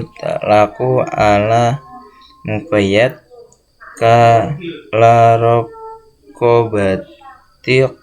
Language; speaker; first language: Arabic; non-native, learner; Indonesian